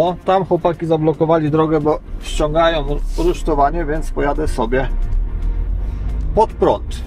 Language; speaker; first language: Polish; native; Polish